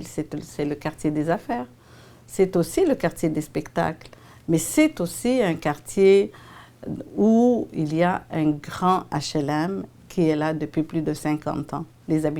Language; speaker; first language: French; native; French